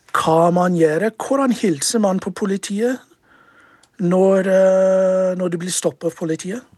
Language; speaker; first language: Norwegian; non-native, fluent; English